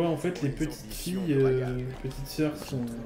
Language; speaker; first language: French; native; French